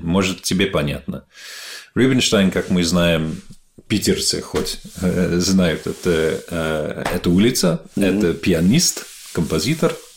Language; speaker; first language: Russian; non-native, fluent; English